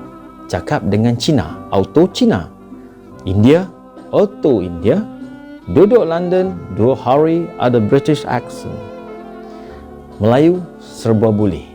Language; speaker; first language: Malay; native; Malay